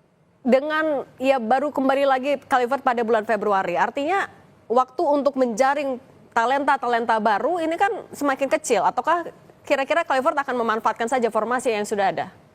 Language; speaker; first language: Indonesian; native; Indonesian